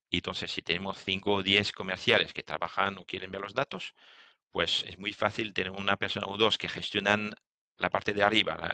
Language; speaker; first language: Spanish; non-native, fluent; French